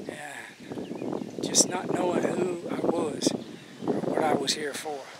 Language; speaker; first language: English; native; English